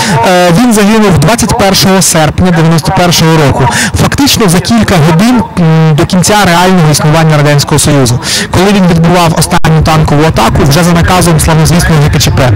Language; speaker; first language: Ukrainian; native; Ukrainian